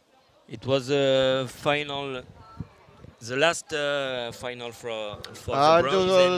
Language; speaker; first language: English; non-native, learner; French